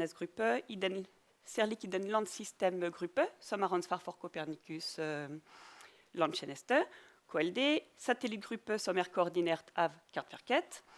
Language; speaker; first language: Norwegian; non-native, fluent; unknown